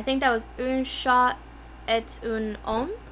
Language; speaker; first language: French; non-native, learner; English